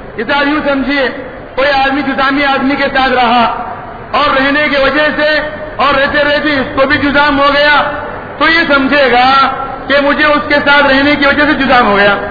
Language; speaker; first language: Urdu; non-native, local second language; Konkani